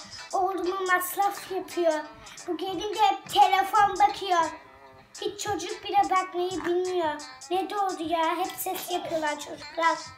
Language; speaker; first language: Turkish; early bilingual, other home language; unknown